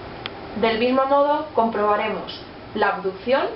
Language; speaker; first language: Spanish; native; Spanish